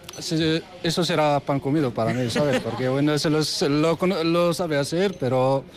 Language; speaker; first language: Spanish; non-native, learner; Arabic